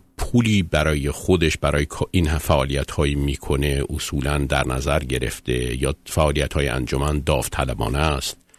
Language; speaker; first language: Persian; native; Persian